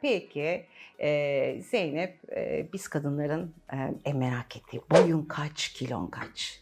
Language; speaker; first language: Turkish; native; Turkish